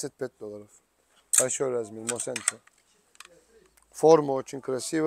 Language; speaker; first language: Russian; non-native, learner; Turkish